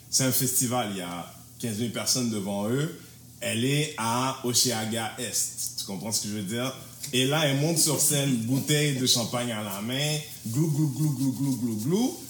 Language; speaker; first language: French; native; French